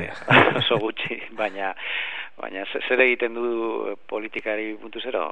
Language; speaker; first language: Basque; non-native, learner; Spanish